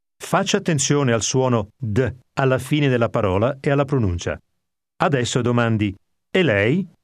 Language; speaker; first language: Italian; native; Italian